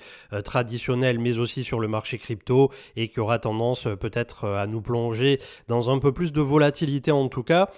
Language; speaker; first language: French; native; French